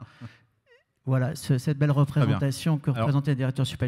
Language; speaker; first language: French; native; French